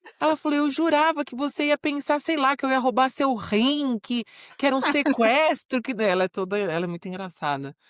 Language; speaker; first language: Portuguese; native; Portuguese